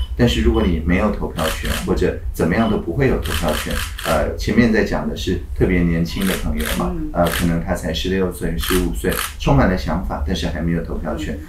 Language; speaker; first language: Chinese; native; Chinese